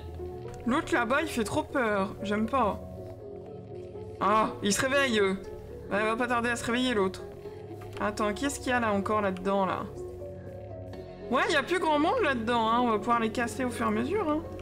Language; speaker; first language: French; native; French